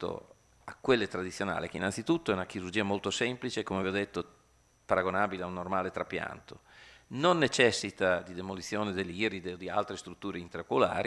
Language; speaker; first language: Italian; native; Italian